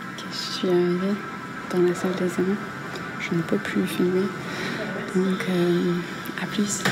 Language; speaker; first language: French; non-native, fluent; English